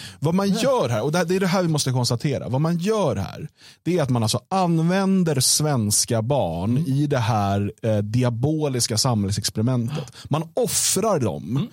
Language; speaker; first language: Swedish; native; Swedish